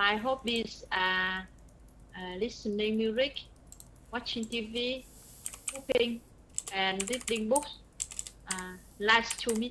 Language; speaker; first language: English; non-native, learner; Vietnamese